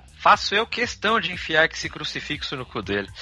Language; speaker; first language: Portuguese; native; Portuguese